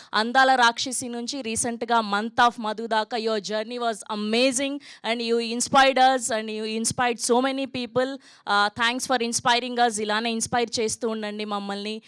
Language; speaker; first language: Telugu; native; Telugu